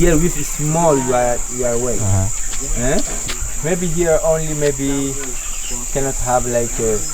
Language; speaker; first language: English; non-native, learner; Sango